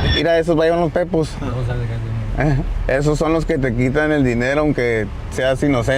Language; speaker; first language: Spanish; native; Spanish